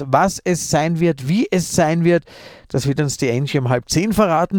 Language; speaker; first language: German; native; German